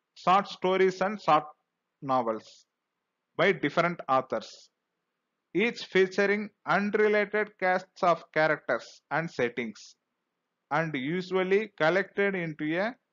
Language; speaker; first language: English; non-native, local second language; Tamil